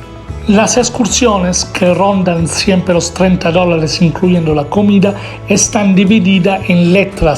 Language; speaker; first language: Spanish; non-native, fluent; Italian